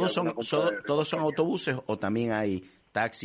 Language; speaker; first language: Spanish; native; Spanish